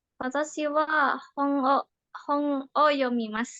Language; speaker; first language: Japanese; non-native, learner; Indonesian